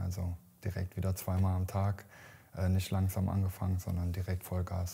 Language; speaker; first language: German; native; German